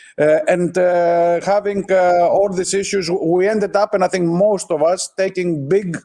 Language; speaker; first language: English; non-native, fluent; Greek